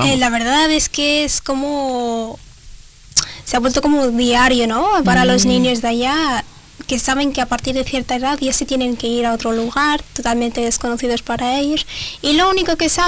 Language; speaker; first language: Spanish; early bilingual, other home language; Arabic